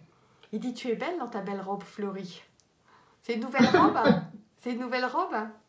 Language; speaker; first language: French; native; French